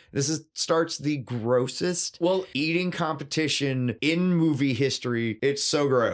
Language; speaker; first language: English; native; English